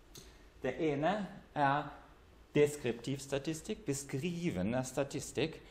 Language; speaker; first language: Norwegian; non-native, fluent; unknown